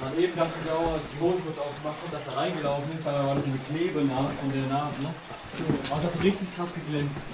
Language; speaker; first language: German; native; German